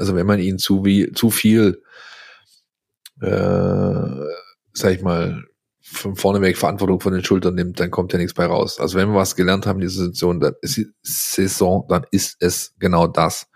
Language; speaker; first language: German; native; German